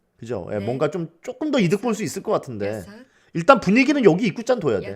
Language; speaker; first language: Korean; native; Korean